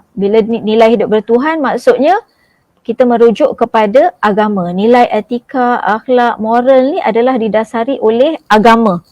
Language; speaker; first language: Malay; native; Malay